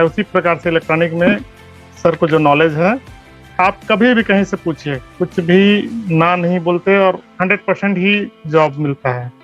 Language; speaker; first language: Hindi; native; Hindi